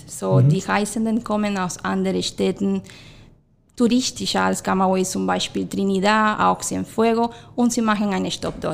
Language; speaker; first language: German; non-native, fluent; Spanish